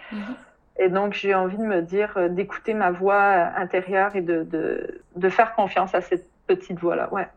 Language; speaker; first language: French; native; French